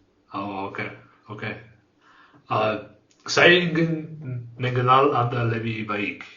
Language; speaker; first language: Indonesian; non-native, learner; English